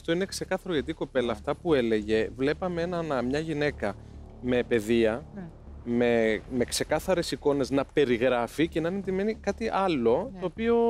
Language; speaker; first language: Greek; native; Greek